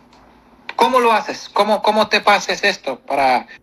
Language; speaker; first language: Spanish; non-native, fluent; Kazakh